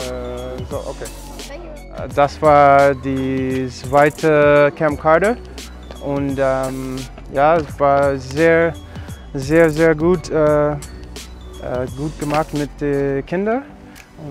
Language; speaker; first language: German; non-native, learner; English